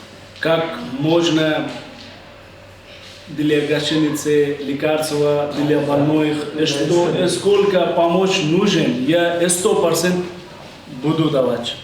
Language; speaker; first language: Russian; non-native, learner; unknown